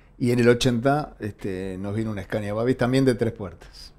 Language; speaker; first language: Spanish; native; Spanish